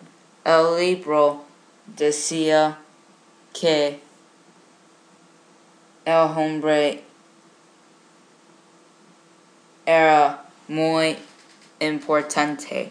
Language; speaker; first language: Spanish; non-native, learner; English